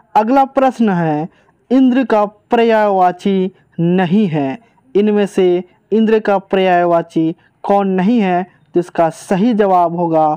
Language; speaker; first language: Hindi; native; Hindi